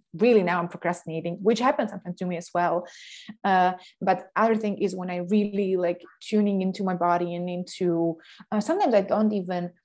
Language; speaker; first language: English; non-native, fluent; Slovak